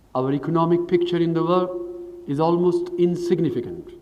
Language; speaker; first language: English; non-native, local second language; Marathi